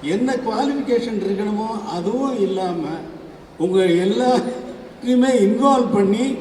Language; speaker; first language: Tamil; native; Tamil